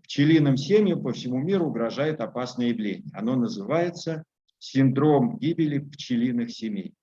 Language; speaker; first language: Russian; native; Russian